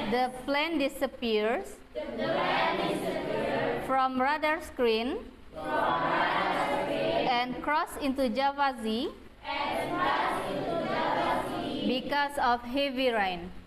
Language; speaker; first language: English; non-native, fluent; Indonesian